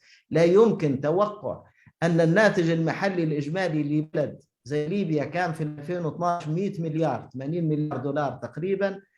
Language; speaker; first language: Arabic; native; Arabic